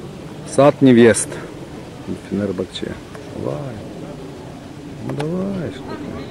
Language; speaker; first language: Russian; native; Russian